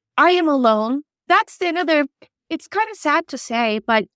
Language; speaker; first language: English; non-native, fluent; Turkish